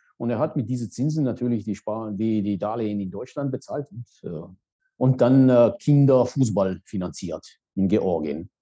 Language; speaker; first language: German; non-native, fluent; Georgian